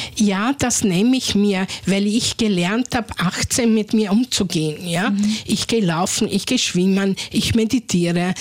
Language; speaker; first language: German; non-native, fluent; Slovenian